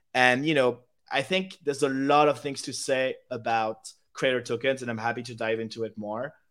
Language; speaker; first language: English; non-native, fluent; French